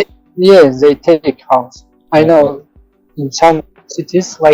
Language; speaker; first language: English; non-native, learner; Tajik